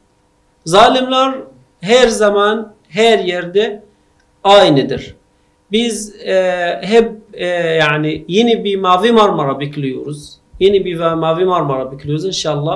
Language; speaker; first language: Turkish; non-native, fluent; Arabic